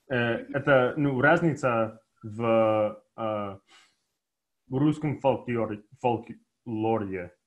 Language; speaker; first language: Russian; non-native, learner; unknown